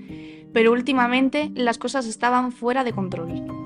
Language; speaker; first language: Spanish; native; Spanish